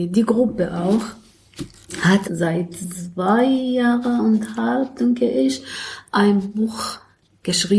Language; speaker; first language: German; non-native, learner; Arabic